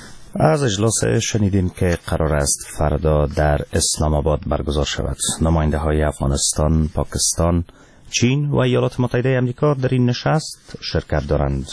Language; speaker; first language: Persian; native; Persian